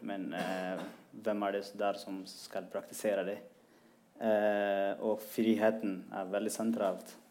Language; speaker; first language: Norwegian; non-native, fluent; Tigrinya